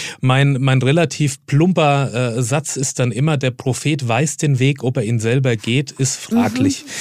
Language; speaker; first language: German; native; German